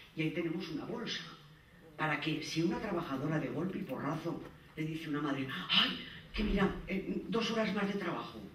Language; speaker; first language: Spanish; native; Spanish